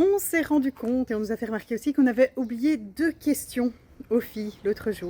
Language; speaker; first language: French; native; French